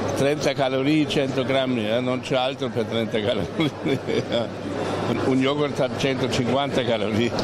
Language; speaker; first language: Italian; non-native, fluent; German